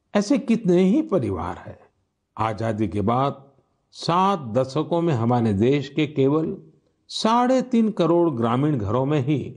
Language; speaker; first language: Hindi; non-native, local second language; Gujarati